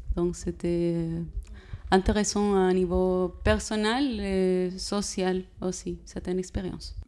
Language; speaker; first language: French; non-native, learner; Spanish